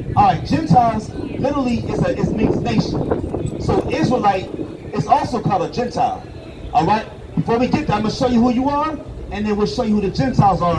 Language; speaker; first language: English; native; English